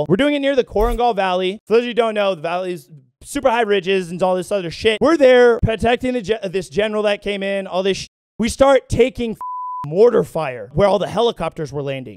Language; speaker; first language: English; native; English